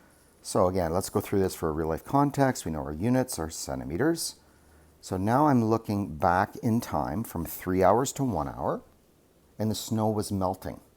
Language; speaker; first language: English; native; English